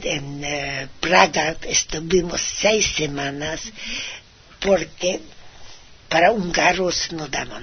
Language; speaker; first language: Spanish; non-native, fluent; Hungarian